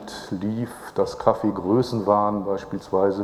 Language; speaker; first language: German; native; German